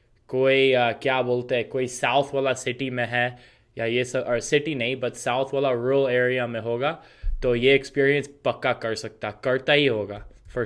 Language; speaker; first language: Hindi; non-native, fluent; English